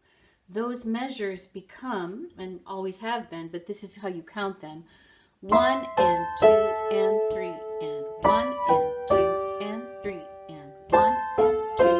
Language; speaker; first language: English; native; English